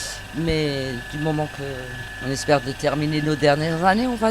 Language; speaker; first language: French; native; French